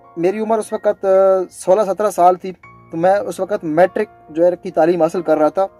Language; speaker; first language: Urdu; non-native, local second language; Saraiki